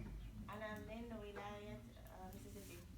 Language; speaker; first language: Arabic; non-native, learner; English